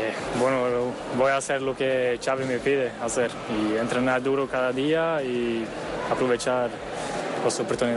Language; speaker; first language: Spanish; non-native, fluent; Swedish